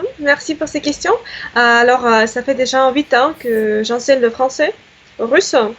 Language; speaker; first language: French; non-native, fluent; Russian